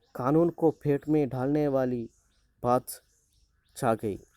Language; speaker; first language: Hindi; non-native, local second language; Malayalam